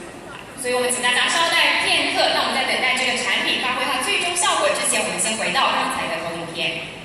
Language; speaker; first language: Chinese; native; Chinese